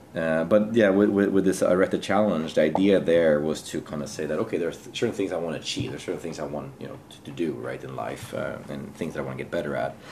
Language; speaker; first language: English; non-native, fluent; Swedish